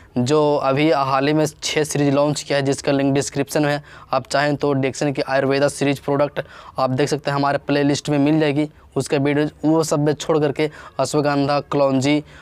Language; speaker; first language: Hindi; native; Hindi